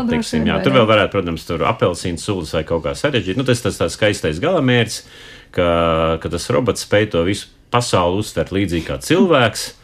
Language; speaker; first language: Latvian; native; Latvian